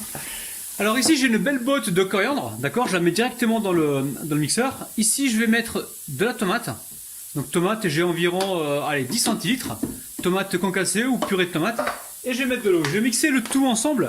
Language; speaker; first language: French; native; French